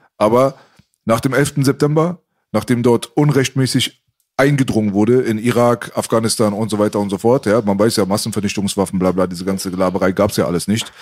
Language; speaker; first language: German; early bilingual, other home language; Persian